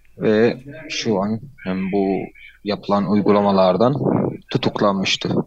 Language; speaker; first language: Turkish; non-native, fluent; Arabic